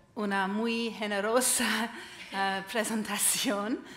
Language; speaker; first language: Spanish; non-native, learner; English